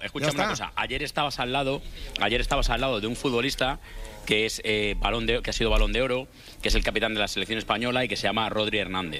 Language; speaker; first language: Spanish; native; Spanish